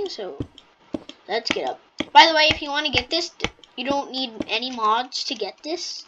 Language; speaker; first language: English; native; English